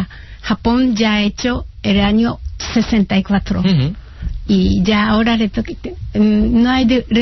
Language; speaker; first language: Spanish; non-native, fluent; Japanese